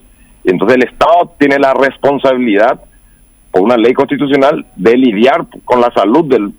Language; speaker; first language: Spanish; native; Spanish